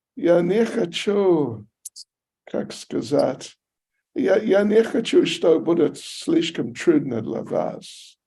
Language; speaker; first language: Russian; non-native, learner; English